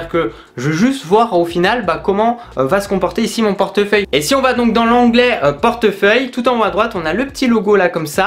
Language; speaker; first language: French; native; French